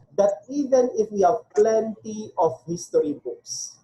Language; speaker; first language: English; non-native, local second language; Filipino